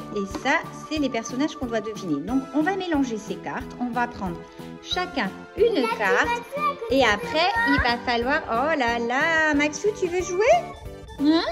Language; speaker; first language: French; native; French